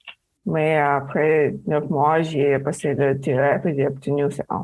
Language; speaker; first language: French; non-native, learner; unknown